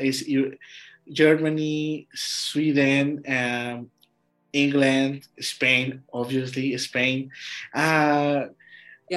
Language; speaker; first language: English; non-native, learner; Spanish